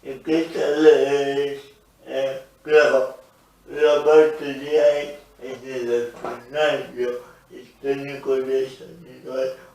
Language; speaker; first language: Spanish; non-native, local second language; Basque